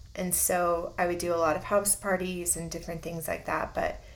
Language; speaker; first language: English; native; English